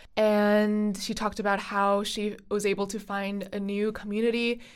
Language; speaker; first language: English; non-native, fluent; Chinese